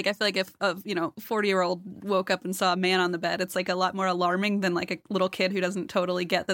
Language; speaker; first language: English; native; English